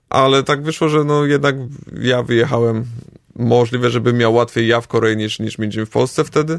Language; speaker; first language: Polish; native; Polish